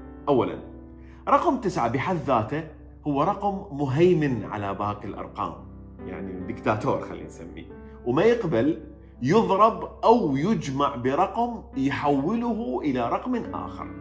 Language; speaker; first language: Arabic; native; Arabic